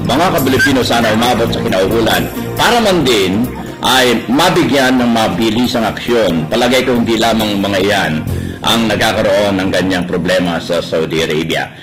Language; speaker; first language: Filipino; native; Filipino